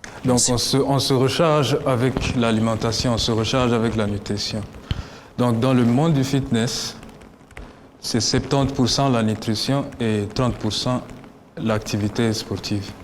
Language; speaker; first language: French; non-native, local second language; Kinyarwanda